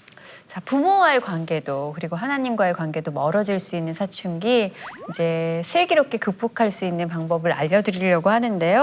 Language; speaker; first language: Korean; native; Korean